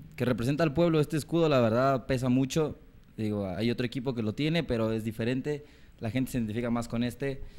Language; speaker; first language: Spanish; native; Spanish